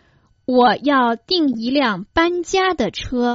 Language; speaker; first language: Chinese; non-native, fluent; Croatian